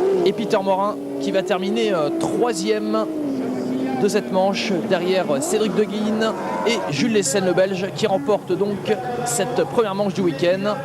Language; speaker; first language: French; native; French